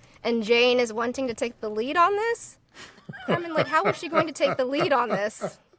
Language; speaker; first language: English; native; English